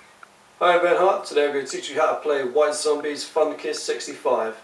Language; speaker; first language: English; native; English